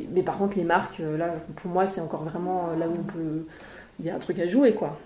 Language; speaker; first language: French; native; French